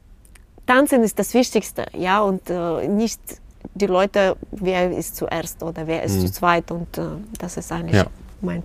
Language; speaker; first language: German; non-native, fluent; Russian